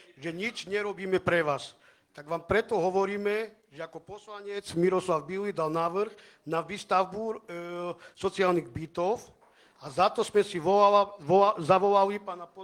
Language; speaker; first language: Slovak; non-native, local second language; Romany